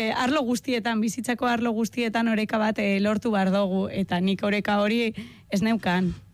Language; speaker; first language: Basque; non-native, local second language; Spanish